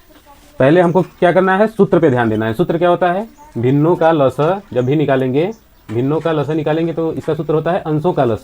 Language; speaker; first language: Hindi; native; Hindi